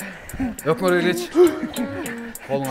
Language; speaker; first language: Kyrgyz; native; Kyrgyz